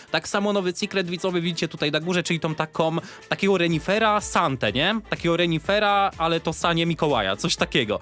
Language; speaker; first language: Polish; native; Polish